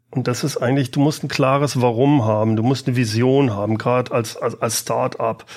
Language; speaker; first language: German; native; German